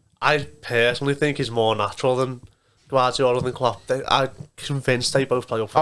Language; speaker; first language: English; native; English